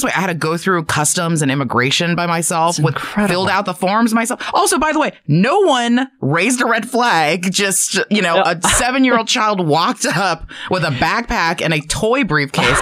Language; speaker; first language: English; early bilingual, other home language; Chinese